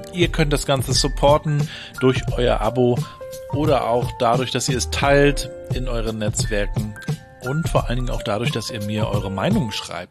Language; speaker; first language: German; native; German